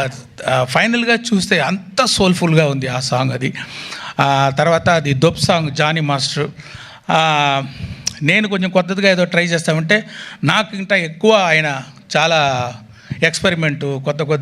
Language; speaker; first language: Telugu; non-native, local second language; Tamil